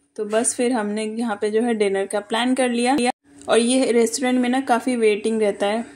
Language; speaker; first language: Hindi; native; Hindi